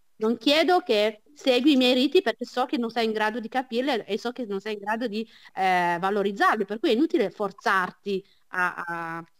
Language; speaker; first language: Italian; early bilingual, other home language; Chinese